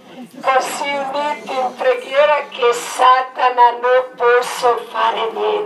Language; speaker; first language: Italian; non-native, learner; Croatian